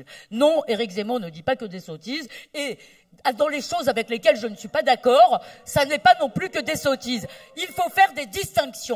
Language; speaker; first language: French; native; French